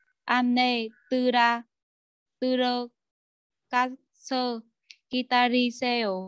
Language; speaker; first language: Korean; non-native, learner; Vietnamese